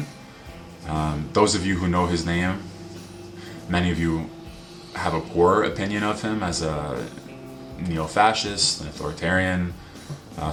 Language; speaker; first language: English; native; English